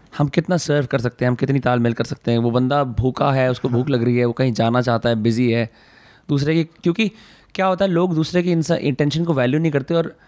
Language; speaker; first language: Hindi; native; Hindi